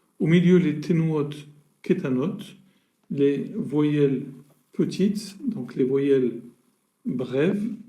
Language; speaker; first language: French; native; French